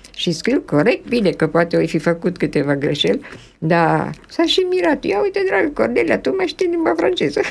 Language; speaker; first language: Romanian; early bilingual, other home language; French